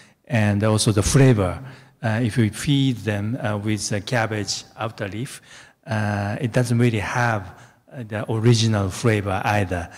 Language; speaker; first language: English; non-native, fluent; Japanese